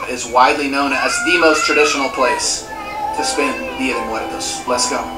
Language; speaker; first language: English; native; English